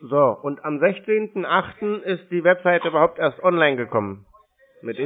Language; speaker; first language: German; native; German